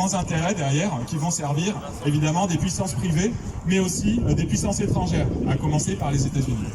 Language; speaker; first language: French; native; French